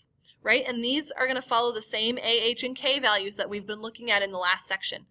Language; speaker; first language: English; native; English